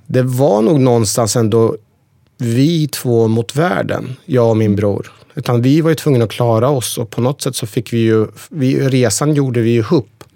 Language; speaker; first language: Swedish; early bilingual, other home language; Persian